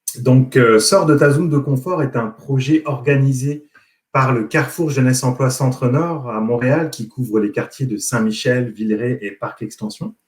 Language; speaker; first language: French; native; French